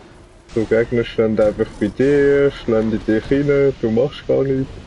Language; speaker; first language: German; native; German